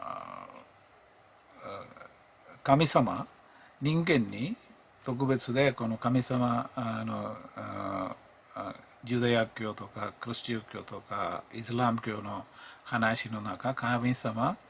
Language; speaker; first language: Japanese; non-native, fluent; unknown